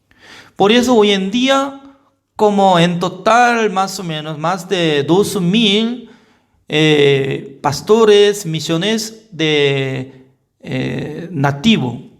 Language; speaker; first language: Spanish; non-native, fluent; Korean